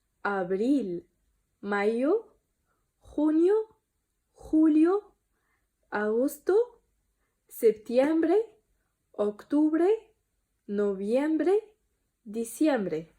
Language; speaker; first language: Spanish; non-native, learner; Arabic